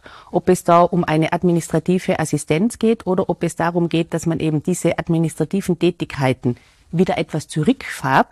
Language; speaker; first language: German; native; German